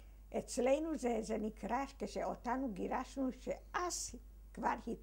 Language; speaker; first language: Hebrew; early bilingual, other home language; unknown